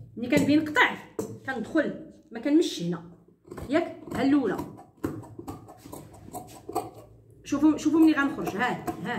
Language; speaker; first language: Arabic; native; Arabic